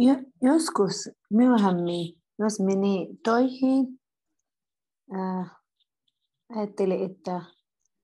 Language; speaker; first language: Finnish; non-native, learner; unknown